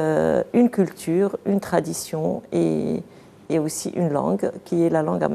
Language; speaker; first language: French; non-native, local second language; Arabic